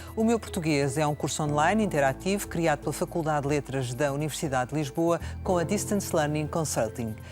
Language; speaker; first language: Portuguese; native; Portuguese